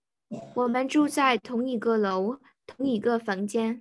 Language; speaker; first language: Chinese; non-native, learner; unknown